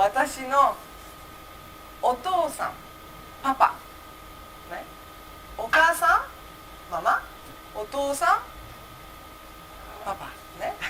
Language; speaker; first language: Japanese; early bilingual, heritage; Japanese